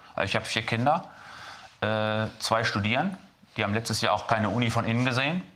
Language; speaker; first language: German; native; German